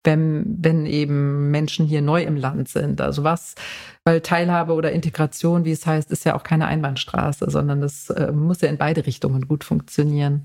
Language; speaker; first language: German; native; German